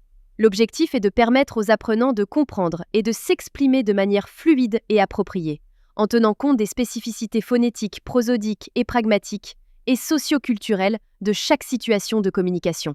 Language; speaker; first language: French; non-native, local second language; Arabic